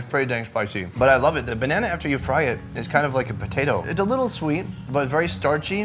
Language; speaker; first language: English; native; English